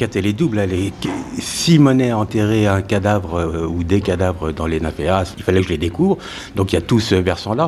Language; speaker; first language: French; native; French